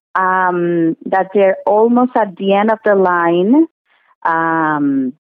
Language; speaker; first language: English; non-native, fluent; Spanish